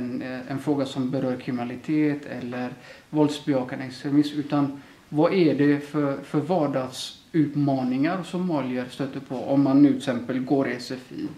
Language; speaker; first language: Swedish; early bilingual, other home language; Somali